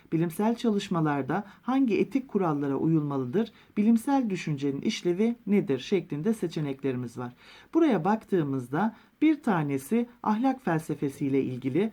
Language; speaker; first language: Turkish; native; Turkish